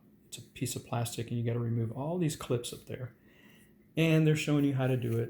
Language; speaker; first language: English; native; English